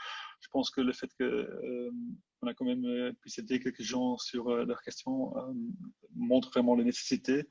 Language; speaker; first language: French; non-native, local second language; Dutch